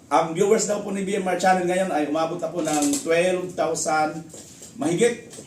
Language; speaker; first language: Filipino; native; Filipino